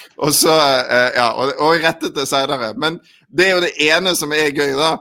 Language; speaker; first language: Norwegian; native; Norwegian